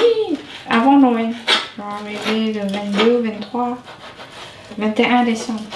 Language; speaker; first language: French; non-native, learner; Vietnamese